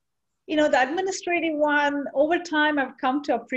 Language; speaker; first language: English; non-native, local second language; Kannada